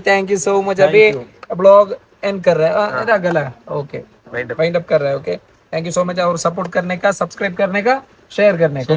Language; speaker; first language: Hindi; non-native, fluent; Malayalam